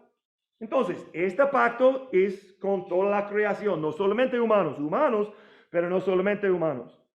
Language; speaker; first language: Spanish; non-native, learner; English